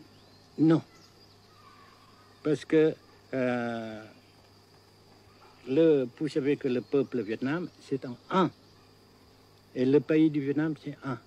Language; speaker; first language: French; non-native, fluent; Vietnamese